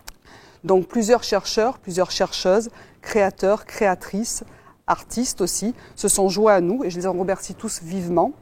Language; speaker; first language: French; native; French